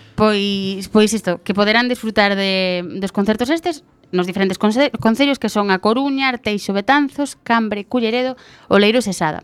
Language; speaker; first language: Galician; non-native, local second language; Spanish